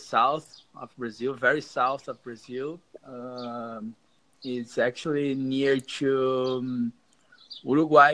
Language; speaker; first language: English; non-native, learner; Portuguese